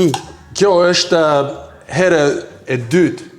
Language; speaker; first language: Albanian; non-native, learner; English